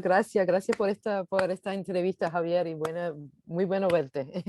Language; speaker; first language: Spanish; early bilingual, heritage; English